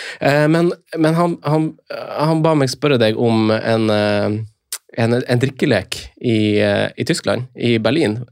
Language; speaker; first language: Norwegian; native; Norwegian